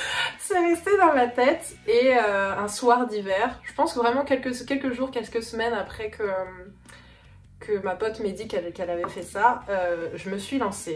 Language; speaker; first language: French; native; French